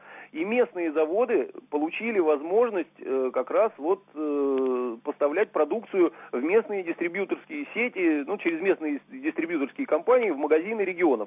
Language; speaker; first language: Russian; native; Russian